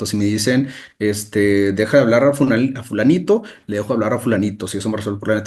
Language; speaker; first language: Spanish; native; Spanish